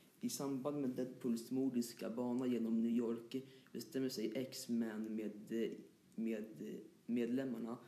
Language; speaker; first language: Swedish; native; Swedish